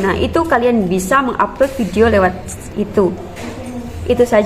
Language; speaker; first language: Indonesian; native; Indonesian